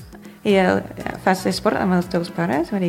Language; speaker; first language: Catalan; non-native, fluent; English